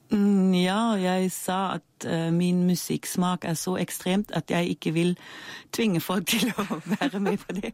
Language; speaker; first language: Norwegian; non-native, fluent; German